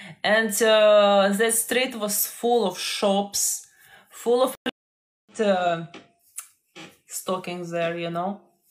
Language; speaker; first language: English; non-native, fluent; Ukrainian